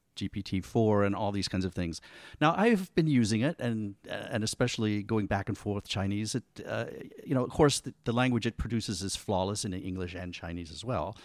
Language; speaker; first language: English; native; English